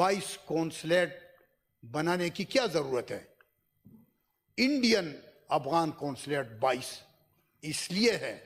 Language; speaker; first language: Urdu; non-native, local second language; Pashto